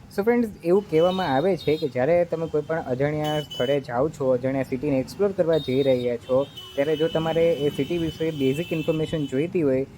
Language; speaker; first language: Gujarati; native; Gujarati